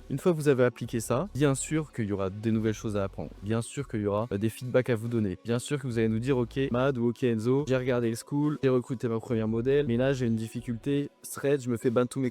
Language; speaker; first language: French; native; French